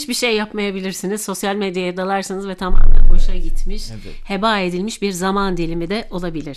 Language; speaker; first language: Turkish; native; Turkish